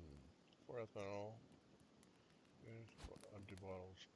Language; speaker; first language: English; native; English